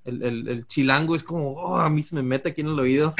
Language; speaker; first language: Spanish; native; Spanish